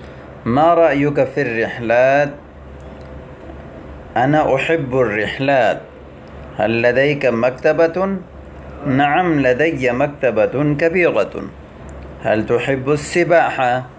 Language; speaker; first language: Arabic; non-native, fluent; Urdu